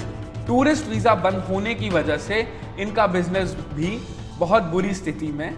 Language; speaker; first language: Hindi; native; Hindi